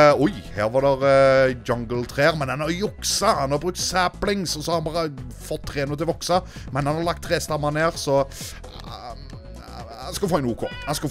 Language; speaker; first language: Norwegian; native; Norwegian